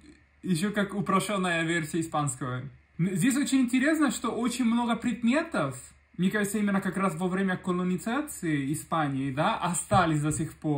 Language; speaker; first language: Russian; non-native, fluent; Spanish